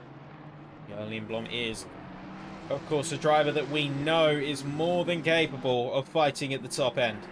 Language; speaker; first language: English; native; English